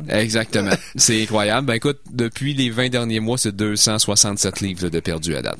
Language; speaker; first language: French; native; French